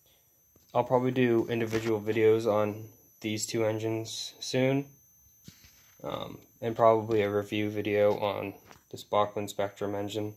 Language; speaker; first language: English; native; English